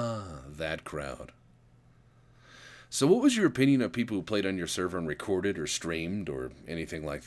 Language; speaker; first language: English; native; English